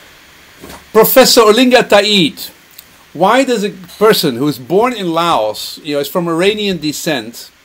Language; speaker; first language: English; non-native, fluent; Dutch